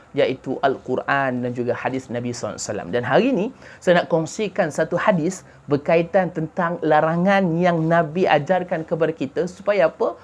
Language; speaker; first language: Malay; native; Malay